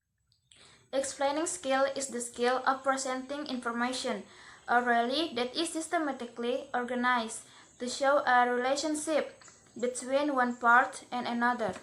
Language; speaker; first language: English; non-native, learner; Indonesian